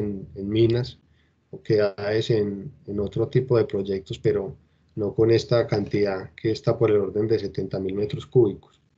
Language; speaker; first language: Spanish; native; Spanish